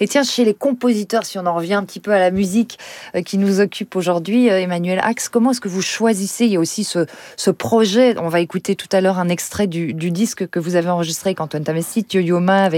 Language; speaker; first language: French; native; French